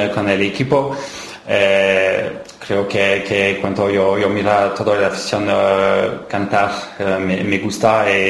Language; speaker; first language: Spanish; non-native, learner; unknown